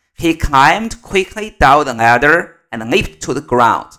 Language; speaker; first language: English; non-native, fluent; Chinese